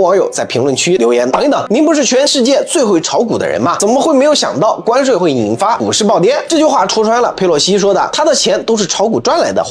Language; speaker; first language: Chinese; native; Chinese